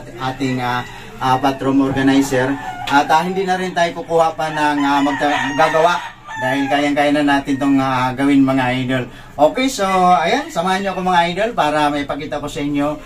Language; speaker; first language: Filipino; native; Filipino